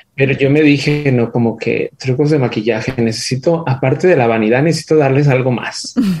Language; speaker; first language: Spanish; native; Spanish